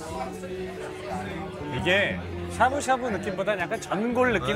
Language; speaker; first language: Korean; native; Korean